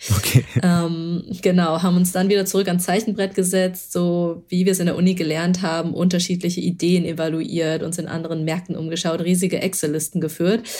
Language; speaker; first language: German; early bilingual, other home language; Chinese